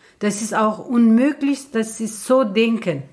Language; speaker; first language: German; non-native, learner; Kurdish